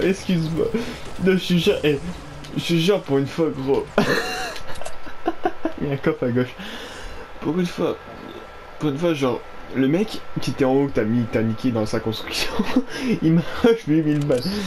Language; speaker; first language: French; native; French